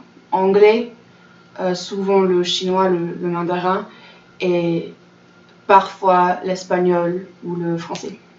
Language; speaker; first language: French; non-native, fluent; English